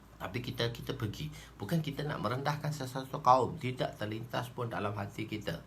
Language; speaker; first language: Malay; native; Malay